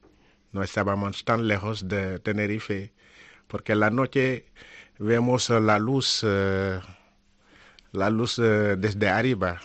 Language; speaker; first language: Spanish; non-native, learner; Wolof